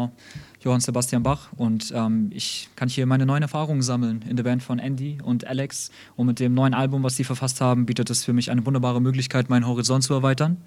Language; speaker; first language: German; early bilingual, other home language; Russian